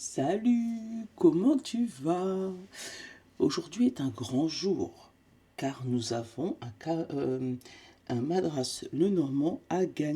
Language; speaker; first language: French; native; French